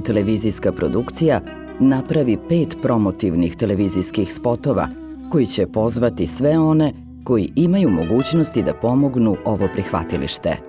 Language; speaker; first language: Serbian; native; Serbian